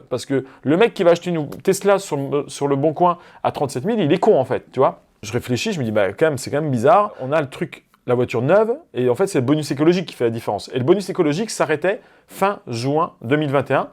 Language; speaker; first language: French; native; French